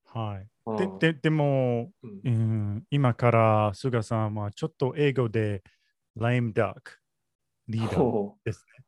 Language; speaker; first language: Japanese; non-native, learner; English